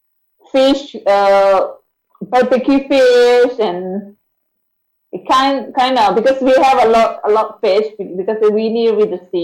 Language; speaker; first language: English; non-native, learner; Indonesian